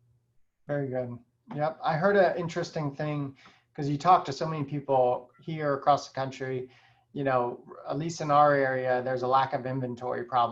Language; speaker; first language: English; native; English